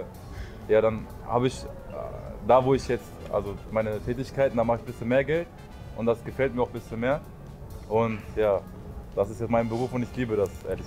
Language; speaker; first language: German; early bilingual, other home language; Arabic